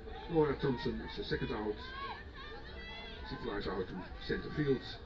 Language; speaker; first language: English; non-native, fluent; Dutch